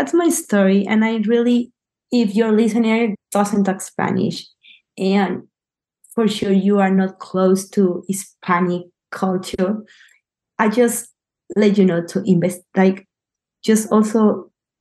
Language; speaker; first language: English; non-native, learner; Spanish